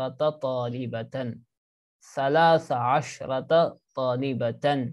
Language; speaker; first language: Arabic; non-native, fluent; Urdu